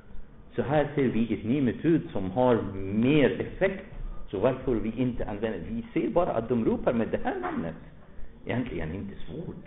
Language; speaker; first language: Swedish; non-native, fluent; Arabic